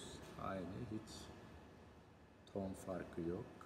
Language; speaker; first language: Turkish; native; Turkish